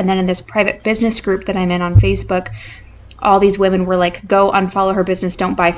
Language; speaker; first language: English; native; English